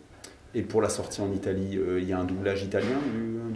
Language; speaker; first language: French; native; French